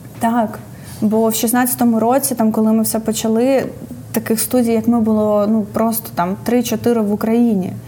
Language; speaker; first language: Ukrainian; native; Ukrainian